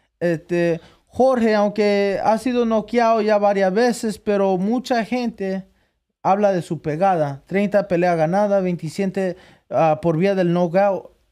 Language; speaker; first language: Spanish; early bilingual, heritage; Spanish